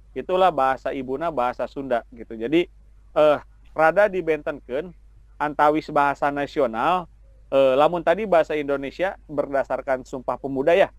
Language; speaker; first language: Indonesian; non-native, local second language; Sundanese